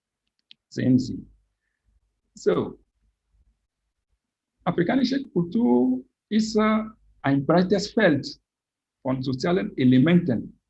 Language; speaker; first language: German; non-native, fluent; French